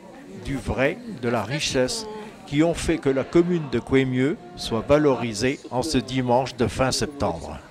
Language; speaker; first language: French; native; French